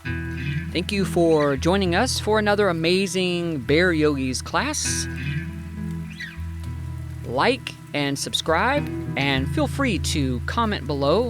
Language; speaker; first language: English; native; English